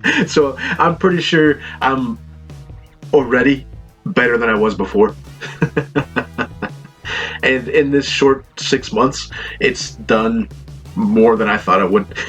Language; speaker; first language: English; native; English